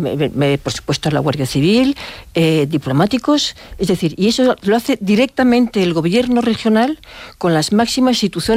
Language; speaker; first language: Spanish; native; Spanish